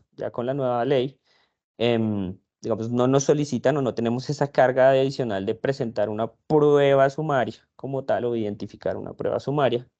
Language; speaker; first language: Spanish; native; Spanish